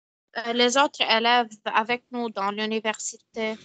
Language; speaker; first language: French; non-native, learner; Arabic